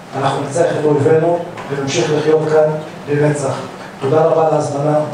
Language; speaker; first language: Hebrew; non-native, local second language; Arabic